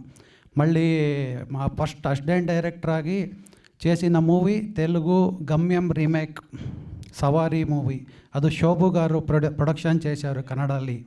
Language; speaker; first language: Telugu; non-native, local second language; Kannada